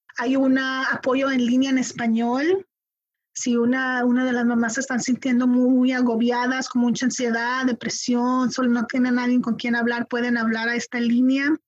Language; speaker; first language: Spanish; early bilingual, heritage; Spanish